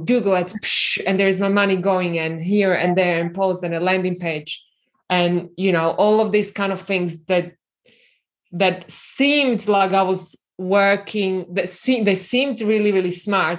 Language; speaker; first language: English; non-native, fluent; Slovak